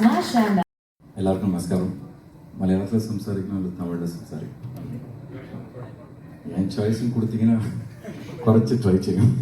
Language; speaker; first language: Malayalam; non-native, learner; Tamil